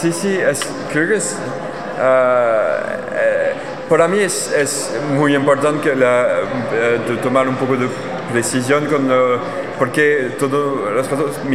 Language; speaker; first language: Spanish; non-native, learner; French